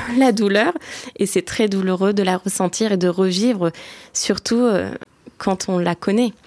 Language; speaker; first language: French; early bilingual, other home language; Turkish